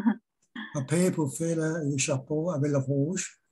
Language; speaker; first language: French; non-native, learner; Chinese